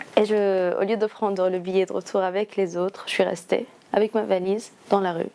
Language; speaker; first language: French; non-native, local second language; Arabic